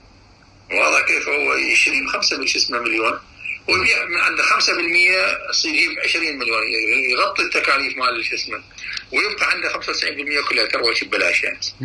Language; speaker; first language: Arabic; native; Arabic